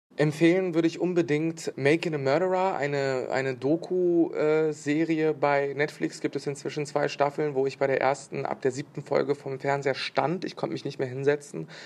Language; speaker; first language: German; early bilingual, other home language; Bosnian